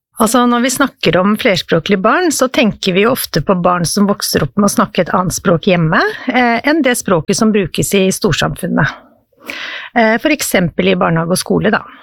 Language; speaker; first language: Norwegian; native; Norwegian